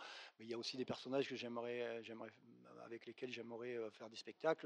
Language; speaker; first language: French; native; French